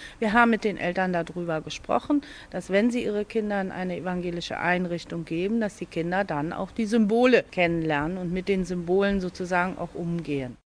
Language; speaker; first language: German; native; German